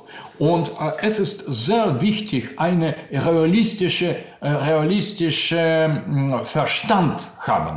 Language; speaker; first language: German; non-native, learner; Russian